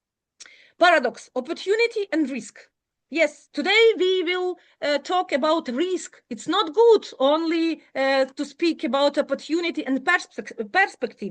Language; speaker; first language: English; non-native, learner; Ukrainian